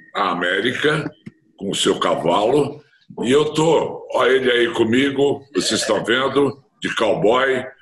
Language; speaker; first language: Portuguese; native; Portuguese